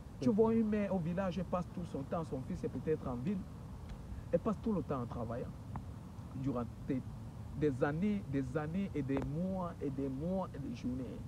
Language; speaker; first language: French; native; French